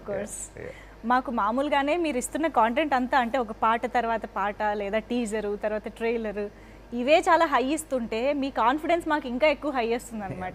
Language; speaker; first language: Telugu; native; Telugu